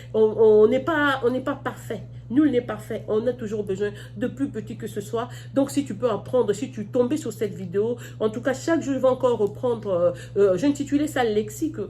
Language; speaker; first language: French; non-native, local second language; Lingala